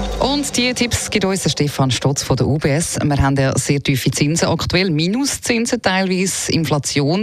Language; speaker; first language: German; native; German